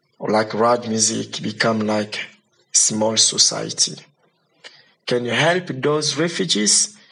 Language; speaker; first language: English; non-native, learner; Lingala